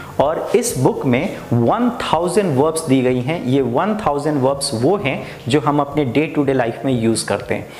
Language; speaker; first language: Hindi; native; Hindi